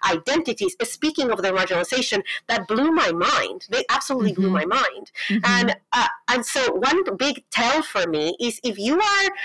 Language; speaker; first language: English; non-native, fluent; Spanish